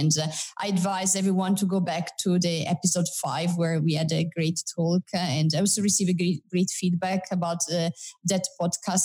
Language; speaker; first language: English; non-native, fluent; Italian